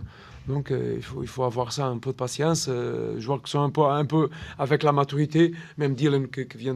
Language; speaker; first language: French; non-native, learner; Portuguese